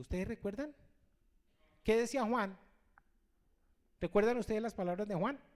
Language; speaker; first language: Spanish; native; Spanish